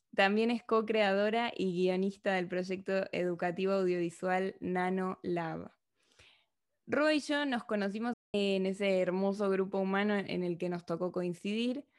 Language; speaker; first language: Spanish; native; Spanish